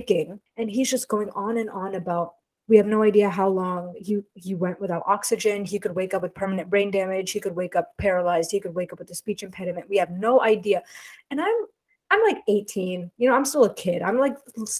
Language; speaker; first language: English; native; English